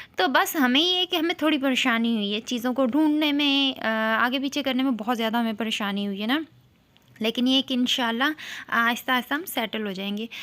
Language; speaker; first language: Urdu; native; Urdu